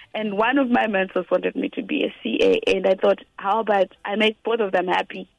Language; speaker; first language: English; non-native, local second language; Shona